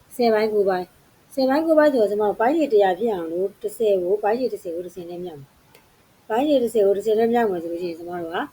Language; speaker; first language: Burmese; native; Burmese